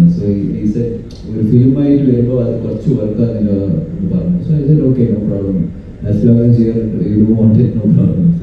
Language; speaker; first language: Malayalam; early bilingual, heritage; Malayalam